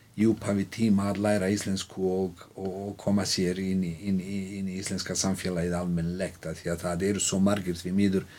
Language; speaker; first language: Icelandic; non-native, fluent; Bosnian